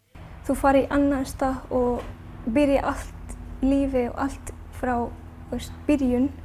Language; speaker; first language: Icelandic; non-native, learner; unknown